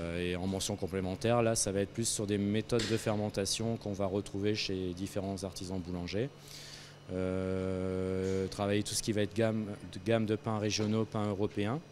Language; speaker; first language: French; native; French